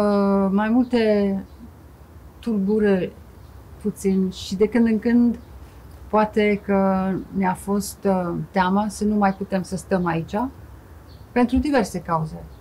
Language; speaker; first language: Romanian; non-native, fluent; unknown